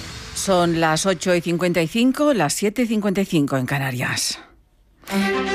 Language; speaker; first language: Spanish; native; Spanish